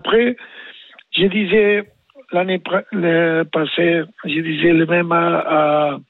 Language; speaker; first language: French; non-native, learner; Spanish